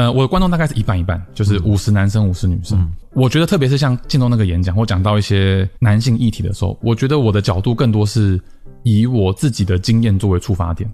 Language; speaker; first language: Chinese; native; Chinese